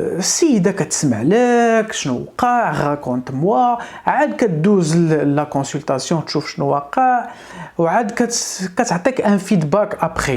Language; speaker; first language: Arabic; native; Arabic